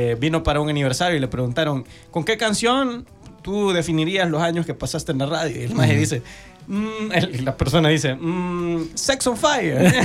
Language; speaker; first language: Spanish; native; Spanish